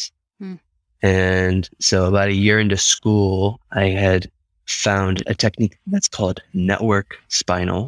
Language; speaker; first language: English; native; English